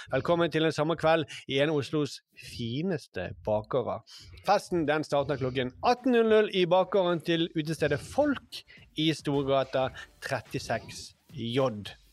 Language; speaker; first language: Norwegian; native; Norwegian